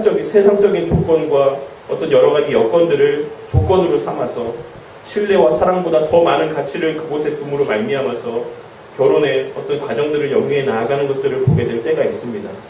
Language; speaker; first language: Korean; native; Korean